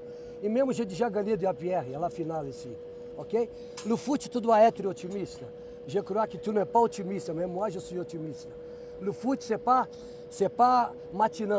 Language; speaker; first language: French; non-native, fluent; Portuguese